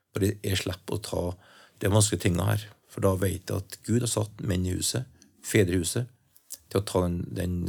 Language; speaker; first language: Norwegian; native; Norwegian